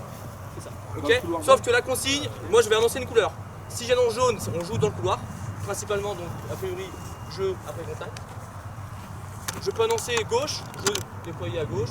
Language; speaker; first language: French; native; French